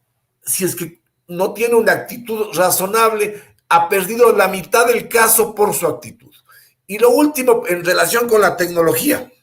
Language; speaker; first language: Spanish; native; Spanish